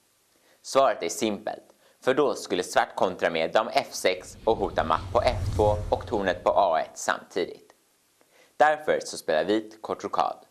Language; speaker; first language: Swedish; native; Swedish